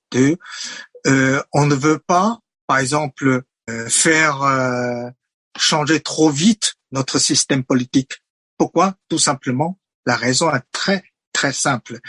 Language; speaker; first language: French; non-native, fluent; Chinese